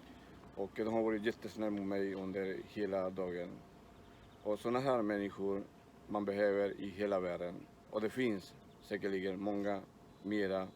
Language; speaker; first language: Swedish; non-native, fluent; Spanish